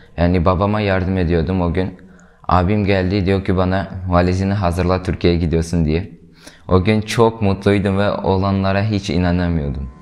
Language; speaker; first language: Turkish; non-native, fluent; Uyghur